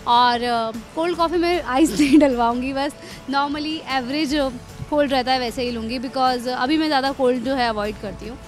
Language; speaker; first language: Hindi; native; Hindi